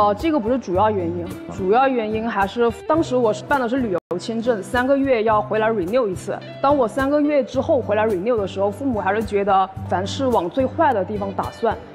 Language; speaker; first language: Chinese; native; Chinese